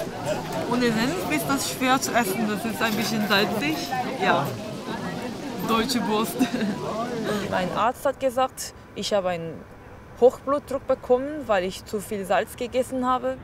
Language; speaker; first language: German; non-native, fluent; Korean